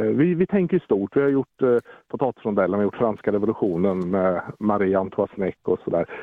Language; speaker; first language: Swedish; native; Swedish